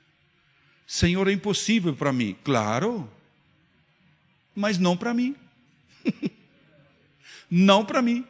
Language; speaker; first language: Portuguese; non-native, fluent; Spanish